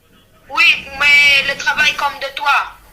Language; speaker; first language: French; non-native, learner; Spanish